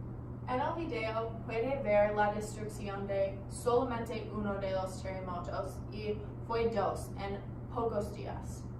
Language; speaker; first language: Spanish; non-native, learner; English